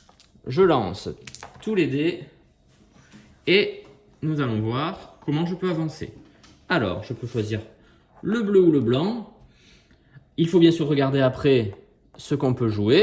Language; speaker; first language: French; native; French